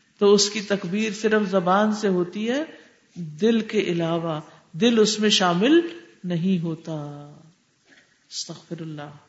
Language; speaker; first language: Urdu; native; Urdu